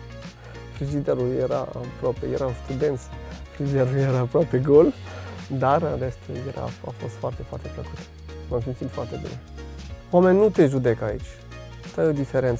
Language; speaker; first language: Romanian; non-native, fluent; French